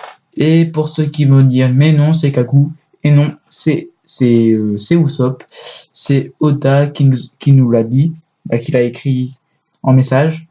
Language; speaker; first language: French; native; French